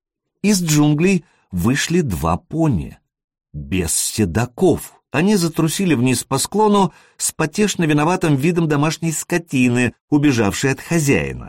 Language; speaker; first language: Russian; native; Russian